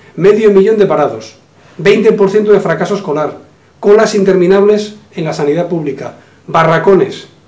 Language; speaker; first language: Spanish; native; Spanish